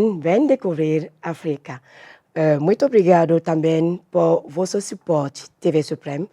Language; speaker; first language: Portuguese; non-native, learner; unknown